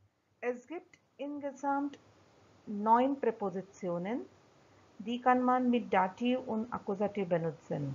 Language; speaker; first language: German; non-native, fluent; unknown